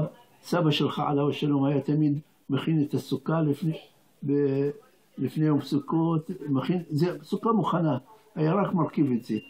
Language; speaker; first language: Hebrew; non-native, fluent; Arabic